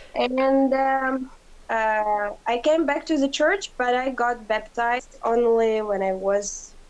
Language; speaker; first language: English; non-native, fluent; Ukrainian